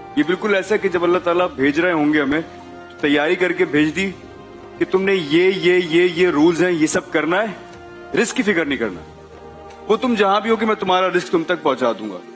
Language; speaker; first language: Urdu; native; Urdu